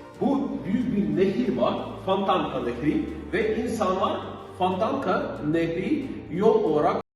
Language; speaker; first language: Turkish; non-native, learner; Russian